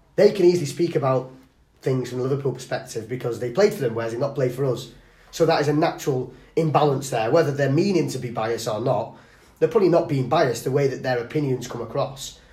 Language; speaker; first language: English; native; English